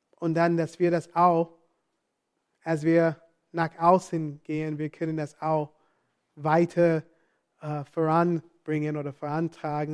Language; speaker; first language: German; non-native, fluent; English